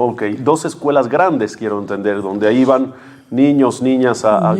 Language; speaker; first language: Spanish; native; Spanish